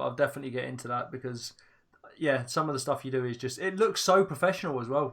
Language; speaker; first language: English; native; English